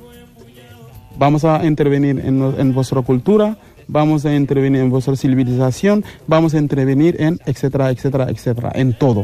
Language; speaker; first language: Spanish; non-native, fluent; Wolof